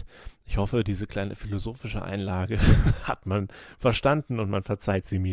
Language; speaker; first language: German; native; German